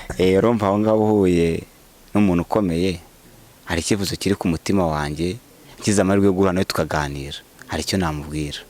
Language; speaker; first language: Kinyarwanda; native; Kinyarwanda